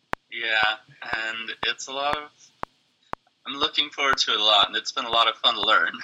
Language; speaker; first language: English; native; English